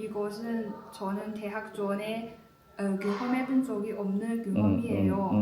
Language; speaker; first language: Korean; non-native, learner; Chinese